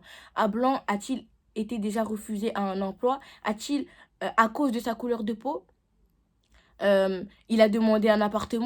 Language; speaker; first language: French; native; French